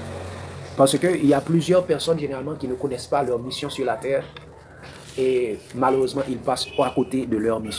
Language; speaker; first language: French; non-native, local second language; Haitian Creole